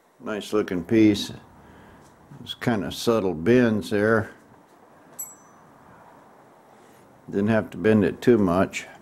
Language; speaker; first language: English; native; English